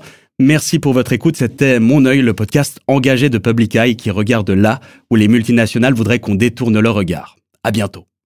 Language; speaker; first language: French; native; French